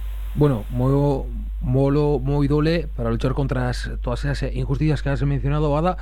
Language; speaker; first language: Spanish; native; Spanish